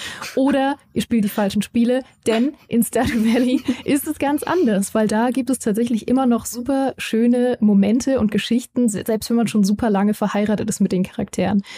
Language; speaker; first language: German; native; German